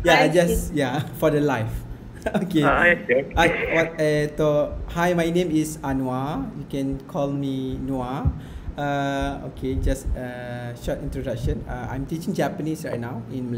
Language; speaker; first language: English; non-native, local second language; Malay